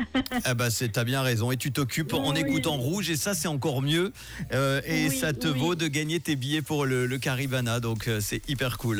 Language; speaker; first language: French; native; French